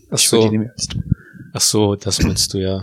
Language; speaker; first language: German; native; German